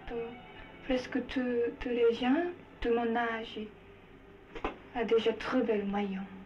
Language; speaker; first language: French; non-native, learner; Japanese